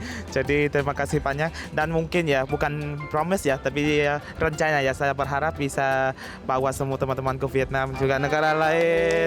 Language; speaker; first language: Indonesian; non-native, learner; Vietnamese